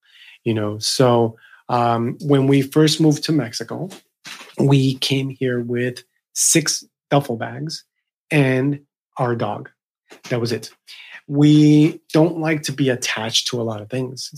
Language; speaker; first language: English; early bilingual, other home language; Spanish